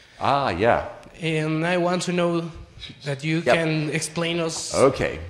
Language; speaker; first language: English; non-native, learner; Spanish